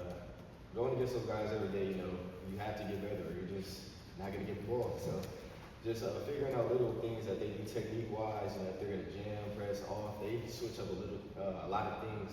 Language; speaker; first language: English; native; English